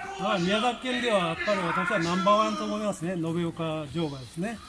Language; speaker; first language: Japanese; native; Japanese